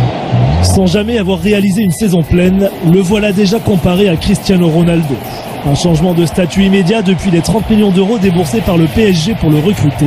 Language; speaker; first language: French; native; French